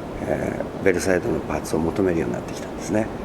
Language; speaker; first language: Japanese; native; Japanese